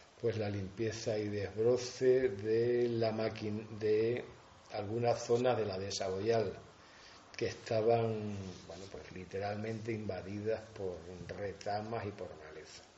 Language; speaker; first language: Spanish; native; Spanish